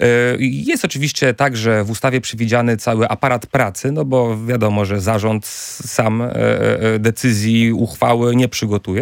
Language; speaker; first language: Polish; native; Polish